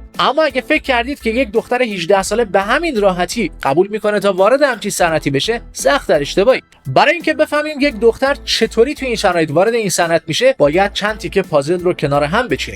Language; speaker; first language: Persian; native; Persian